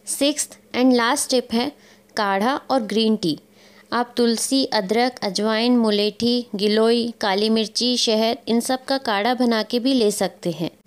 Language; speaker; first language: Hindi; native; Hindi